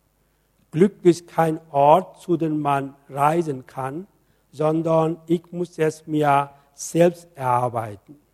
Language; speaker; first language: German; non-native, fluent; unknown